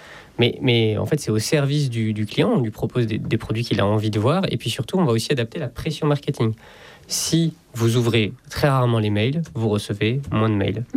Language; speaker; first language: French; native; French